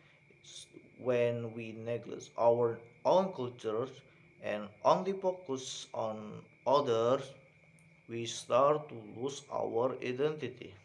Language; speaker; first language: English; non-native, learner; Indonesian